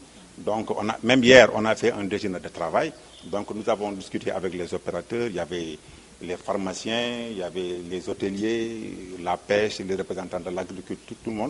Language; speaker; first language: French; non-native, local second language; Wolof